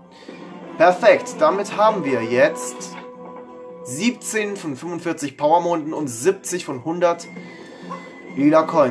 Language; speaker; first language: German; native; German